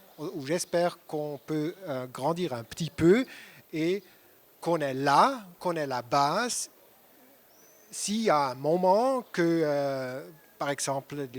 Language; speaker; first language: French; non-native, local second language; German